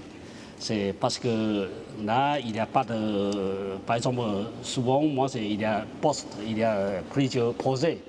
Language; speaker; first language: French; non-native, learner; Chinese